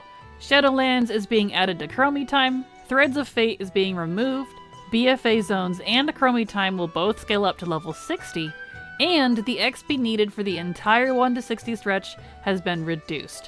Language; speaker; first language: English; native; English